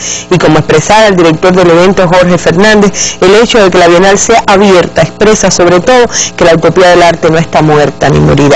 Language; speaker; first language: Spanish; native; Spanish